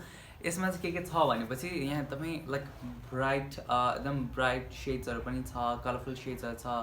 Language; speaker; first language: Nepali; native; Nepali